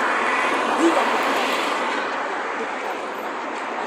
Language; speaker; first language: French; non-native, fluent; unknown